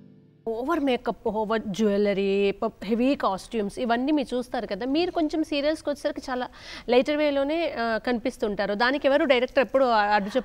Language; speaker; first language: Telugu; native; Telugu